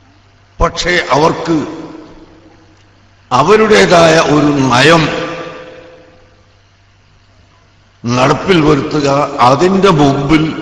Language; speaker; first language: Malayalam; native; Malayalam